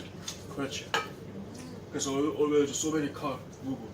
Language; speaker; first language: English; non-native, learner; Korean